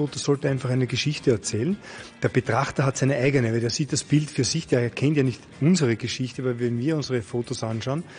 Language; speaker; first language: German; native; German